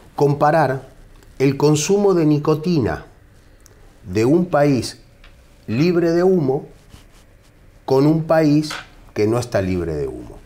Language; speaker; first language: Spanish; native; Spanish